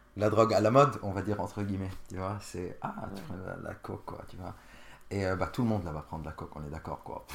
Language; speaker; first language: French; non-native, local second language; Arabic